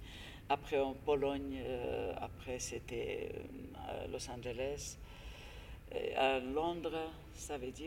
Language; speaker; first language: French; non-native, fluent; Armenian